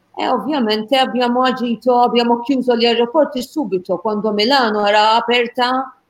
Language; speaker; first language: Italian; non-native, fluent; Maltese